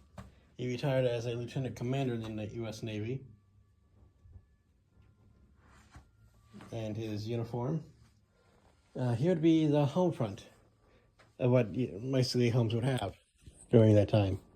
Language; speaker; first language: English; native; English